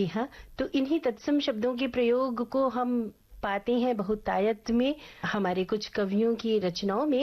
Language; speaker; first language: Hindi; native; Hindi